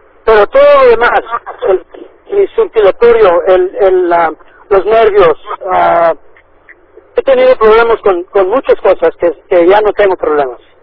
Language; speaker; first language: Spanish; early bilingual, heritage; Spanish